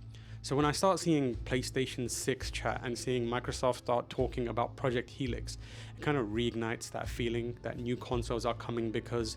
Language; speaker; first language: English; native; English